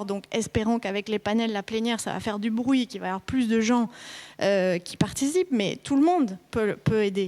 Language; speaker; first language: French; native; French